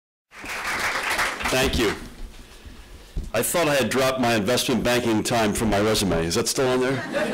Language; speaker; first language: English; native; English